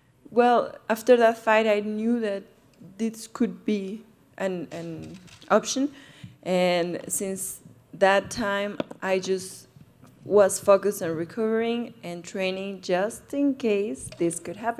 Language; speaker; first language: English; non-native, fluent; Spanish